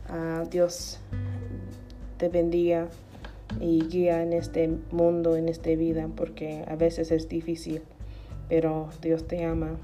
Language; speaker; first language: Spanish; non-native, learner; English